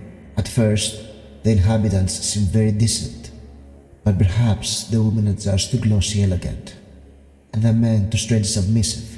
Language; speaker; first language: English; non-native, fluent; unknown